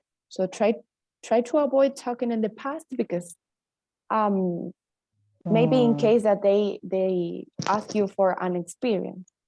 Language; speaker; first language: English; non-native, fluent; Spanish